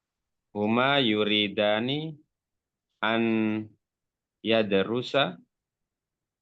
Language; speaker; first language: Arabic; non-native, learner; Indonesian